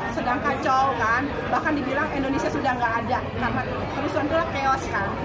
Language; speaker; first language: Indonesian; native; Indonesian